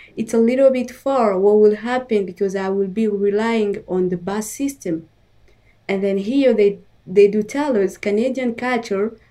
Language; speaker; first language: English; non-native, fluent; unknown